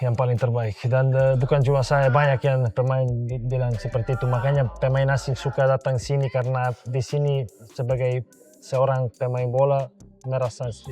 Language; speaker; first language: Indonesian; non-native, fluent; Serbian